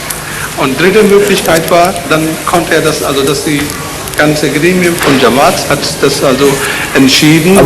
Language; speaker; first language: German; non-native, learner; Urdu